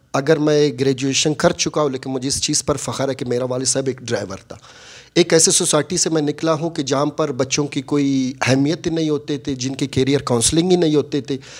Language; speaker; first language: Urdu; non-native, local second language; Baluchi